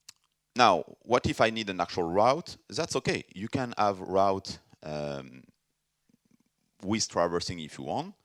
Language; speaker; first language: English; non-native, fluent; French